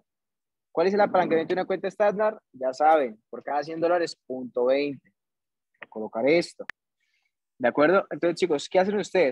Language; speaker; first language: Spanish; native; Spanish